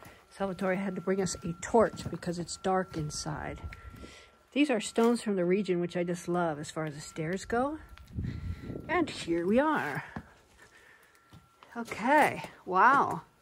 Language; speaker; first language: English; native; English